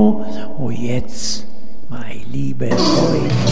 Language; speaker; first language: German; non-native, fluent; Italian